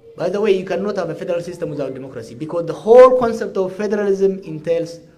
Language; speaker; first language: English; non-native, local second language; Amharic